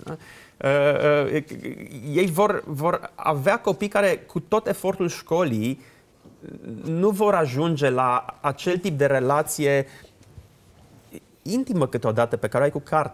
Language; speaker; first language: Romanian; native; Romanian